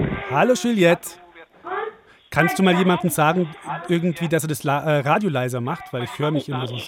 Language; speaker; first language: German; native; German